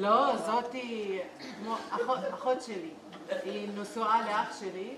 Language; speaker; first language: Hebrew; non-native, local second language; Arabic